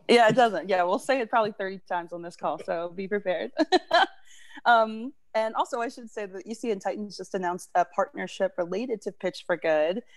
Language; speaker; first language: English; native; English